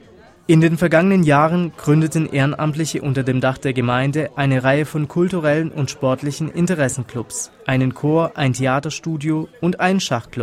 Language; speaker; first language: German; native; German